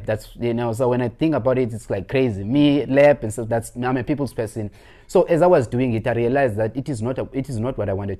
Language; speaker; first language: English; non-native, local second language; Xhosa